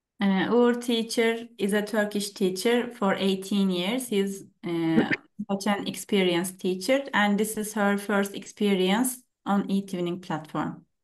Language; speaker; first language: English; non-native, fluent; Turkish